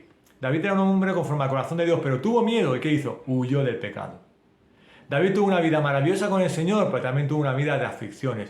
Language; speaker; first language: Spanish; native; Spanish